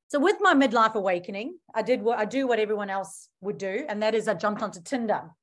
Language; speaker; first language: English; native; English